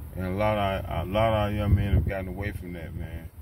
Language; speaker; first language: English; native; English